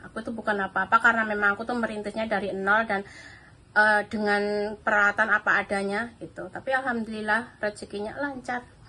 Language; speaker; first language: Indonesian; non-native, local second language; Javanese